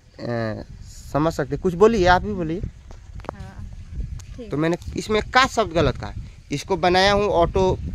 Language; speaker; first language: Hindi; native; Hindi